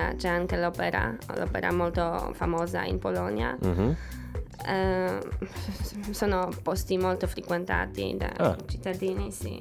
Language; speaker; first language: Italian; non-native, fluent; Polish